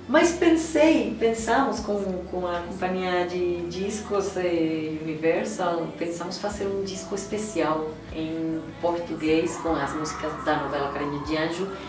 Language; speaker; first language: Portuguese; non-native, fluent; Spanish